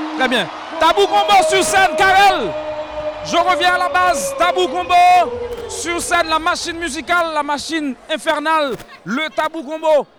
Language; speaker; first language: French; non-native, local second language; Haitian Creole